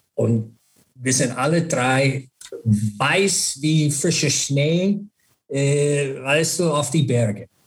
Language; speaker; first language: German; non-native, fluent; English